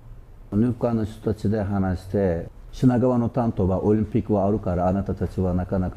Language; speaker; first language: Japanese; non-native, learner; Turkish